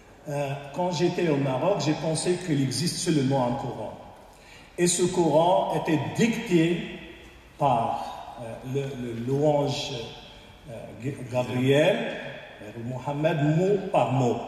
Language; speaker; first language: French; non-native, local second language; Arabic